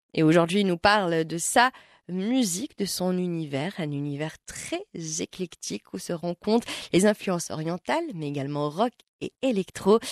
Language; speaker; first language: French; non-native, local second language; Arabic